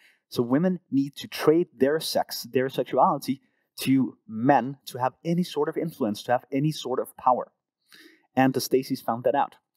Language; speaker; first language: English; non-native, fluent; Danish